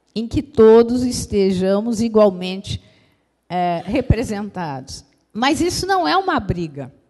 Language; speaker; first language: Portuguese; native; Portuguese